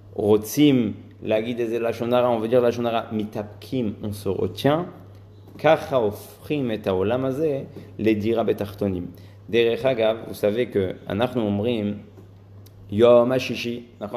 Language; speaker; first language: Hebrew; non-native, fluent; French